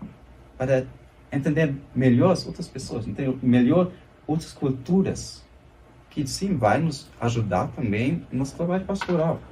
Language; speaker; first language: Portuguese; non-native, fluent; German